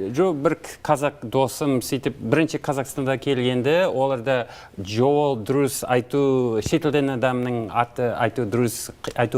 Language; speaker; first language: Kazakh; non-native, learner; English